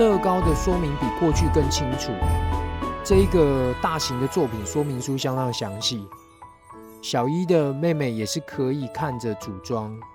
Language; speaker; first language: Chinese; native; Chinese